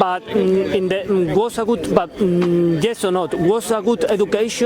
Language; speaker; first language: English; non-native, learner; Spanish